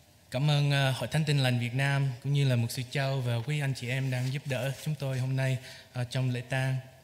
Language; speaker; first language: Vietnamese; early bilingual, heritage; Vietnamese